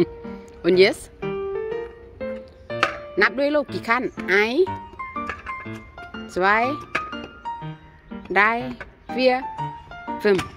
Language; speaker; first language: German; non-native, learner; Thai